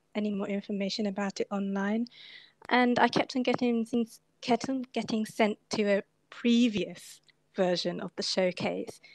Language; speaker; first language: English; native; English